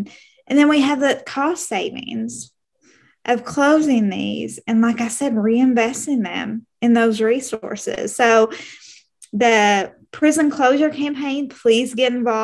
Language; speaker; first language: English; native; English